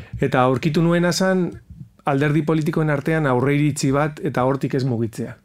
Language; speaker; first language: Basque; non-native, local second language; Spanish